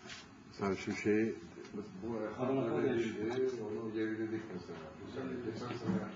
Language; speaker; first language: Turkish; native; Turkish